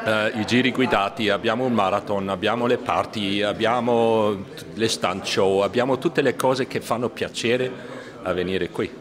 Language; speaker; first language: Italian; non-native, fluent; German